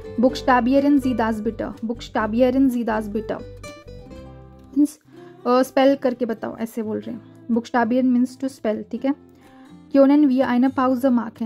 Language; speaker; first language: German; non-native, fluent; Hindi